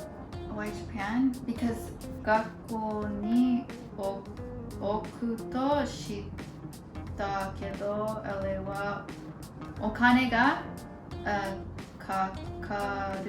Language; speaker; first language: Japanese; non-native, learner; English